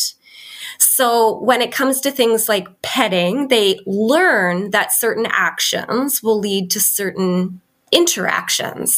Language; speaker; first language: English; native; English